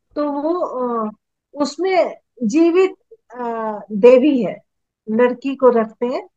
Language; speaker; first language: Hindi; native; Hindi